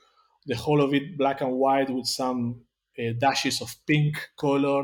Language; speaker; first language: English; non-native, fluent; Spanish